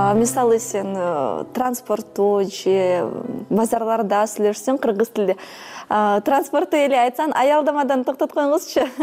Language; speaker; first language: Kyrgyz; non-native, fluent; Russian